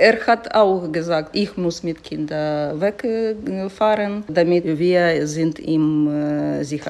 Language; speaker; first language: German; non-native, learner; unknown